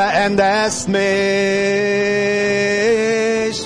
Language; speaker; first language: German; native; German